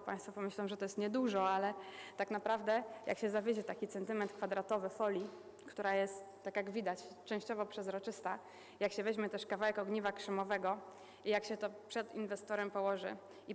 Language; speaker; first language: Polish; native; Polish